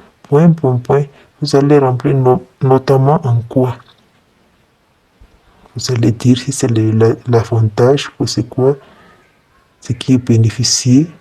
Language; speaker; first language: French; non-native, fluent; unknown